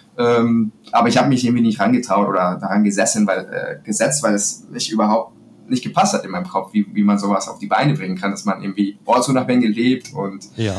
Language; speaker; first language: German; non-native, fluent; Spanish